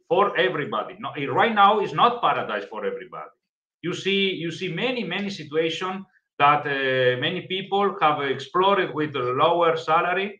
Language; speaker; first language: English; non-native, learner; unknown